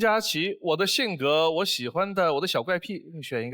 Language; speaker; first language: Chinese; native; Chinese